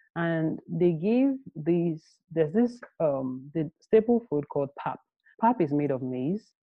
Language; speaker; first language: English; non-native, local second language; Yoruba